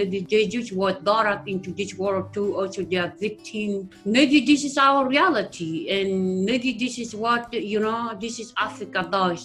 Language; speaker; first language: English; non-native, local second language; Acoli